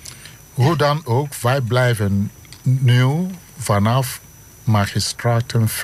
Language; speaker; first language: Dutch; non-native, fluent; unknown